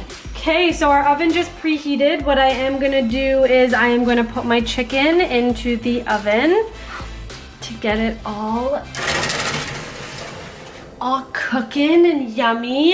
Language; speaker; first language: English; native; English